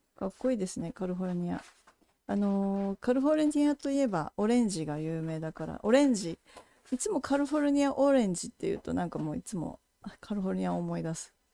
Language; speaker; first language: Japanese; native; Japanese